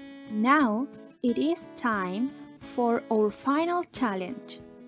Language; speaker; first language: English; non-native, fluent; Spanish